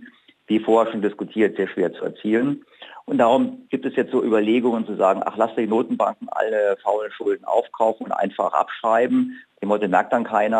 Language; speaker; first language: German; native; German